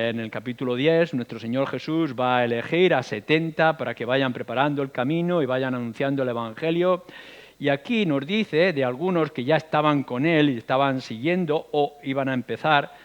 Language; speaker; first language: Spanish; native; Spanish